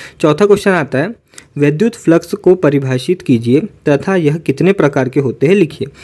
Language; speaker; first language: Hindi; native; Hindi